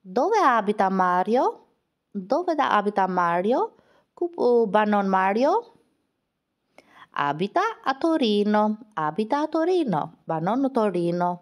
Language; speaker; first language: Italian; non-native, fluent; Albanian